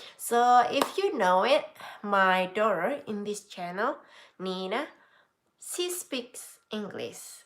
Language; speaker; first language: English; non-native, learner; Indonesian